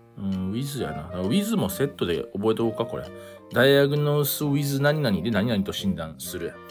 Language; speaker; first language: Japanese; native; Japanese